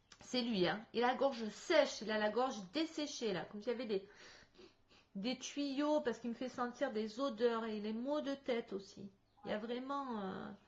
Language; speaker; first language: French; native; French